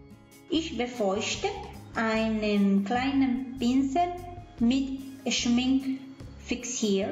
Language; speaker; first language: German; non-native, fluent; Spanish